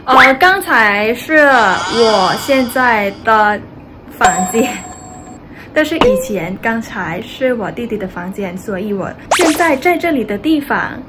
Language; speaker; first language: Chinese; non-native, fluent; Thai